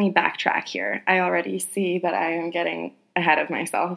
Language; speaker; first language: English; native; English